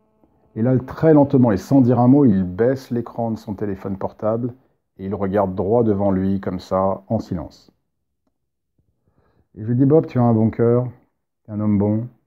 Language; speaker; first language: French; native; French